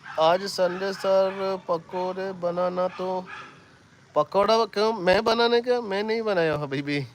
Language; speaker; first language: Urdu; non-native, learner; Malayalam